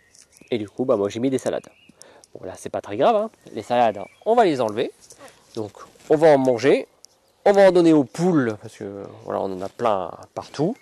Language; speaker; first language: French; native; French